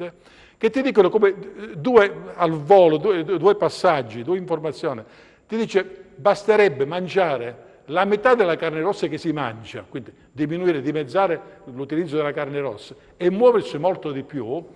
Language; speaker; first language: Italian; native; Italian